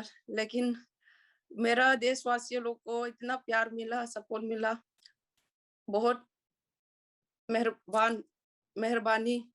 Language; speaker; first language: Hindi; non-native, local second language; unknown